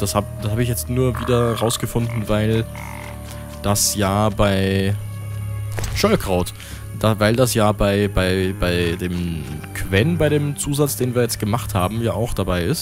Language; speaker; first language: German; native; German